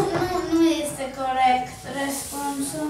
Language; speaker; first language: Romanian; early bilingual, heritage; Romanian